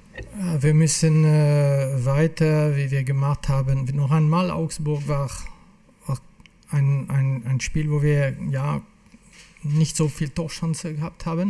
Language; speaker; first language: German; non-native, fluent; French